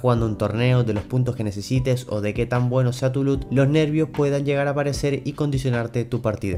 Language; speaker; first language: Spanish; native; Spanish